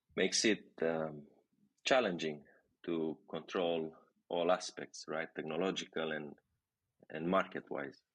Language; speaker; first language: English; non-native, fluent; Romanian